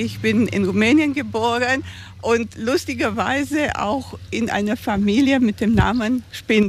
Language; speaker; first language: German; non-native, fluent; Romanian